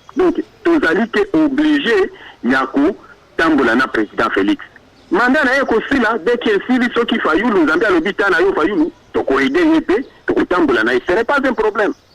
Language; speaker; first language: Lingala; non-native, local second language; Swahili